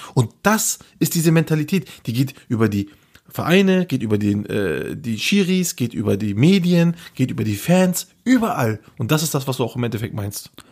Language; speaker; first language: German; early bilingual, other home language; Turkish